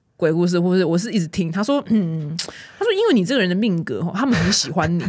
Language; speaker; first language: Chinese; native; Chinese